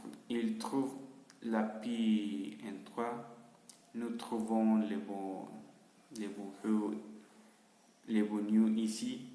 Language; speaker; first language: French; non-native, learner; Spanish